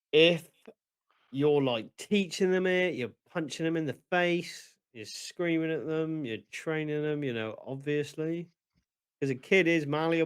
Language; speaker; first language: English; native; English